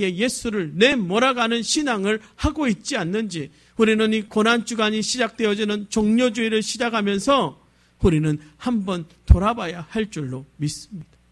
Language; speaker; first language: Korean; native; Korean